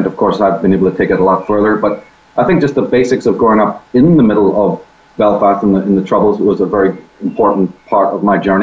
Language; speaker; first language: English; native; English